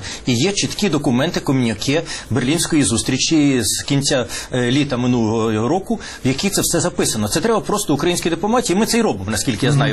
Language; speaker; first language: Ukrainian; native; Ukrainian